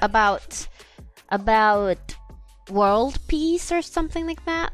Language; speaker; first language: English; non-native, fluent; Japanese